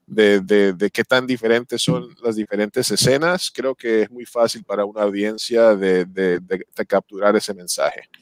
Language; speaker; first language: Spanish; native; Spanish